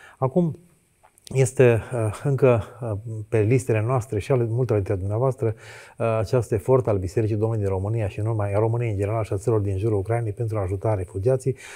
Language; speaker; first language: Romanian; native; Romanian